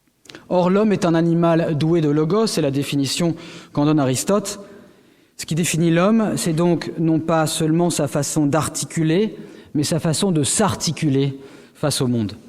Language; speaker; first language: French; native; French